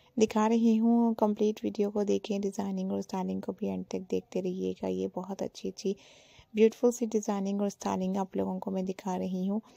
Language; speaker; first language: Hindi; native; Hindi